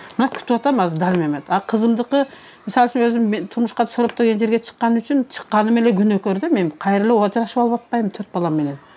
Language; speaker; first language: Kyrgyz; native; Kyrgyz